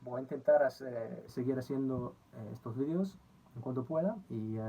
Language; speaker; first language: Spanish; non-native, fluent; English